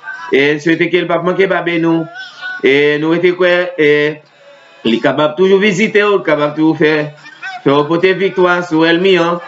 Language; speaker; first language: French; non-native, local second language; Haitian Creole